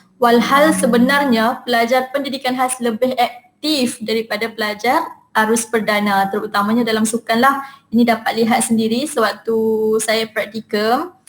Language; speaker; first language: Malay; native; Malay